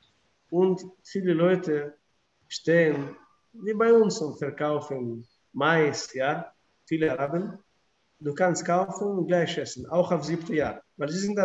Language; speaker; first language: German; non-native, fluent; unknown